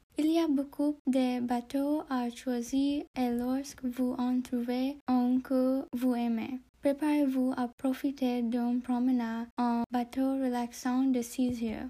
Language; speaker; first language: French; non-native, learner; English